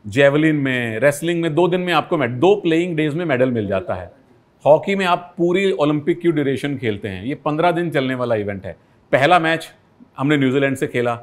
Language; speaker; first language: Hindi; native; Hindi